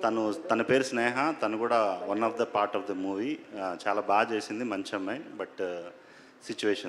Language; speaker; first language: Telugu; native; Telugu